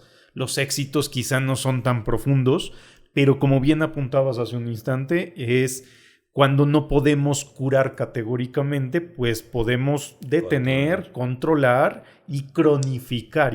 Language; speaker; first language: Spanish; native; Spanish